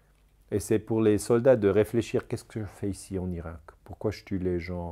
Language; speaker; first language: French; non-native, local second language; German